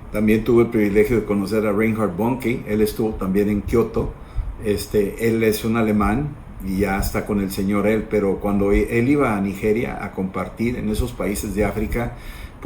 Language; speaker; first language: Spanish; native; Spanish